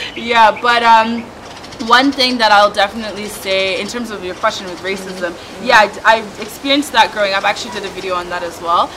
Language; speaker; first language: English; native; English